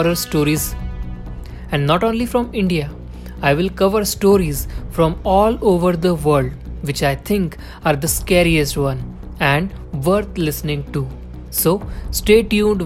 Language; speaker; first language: English; non-native, local second language; Hindi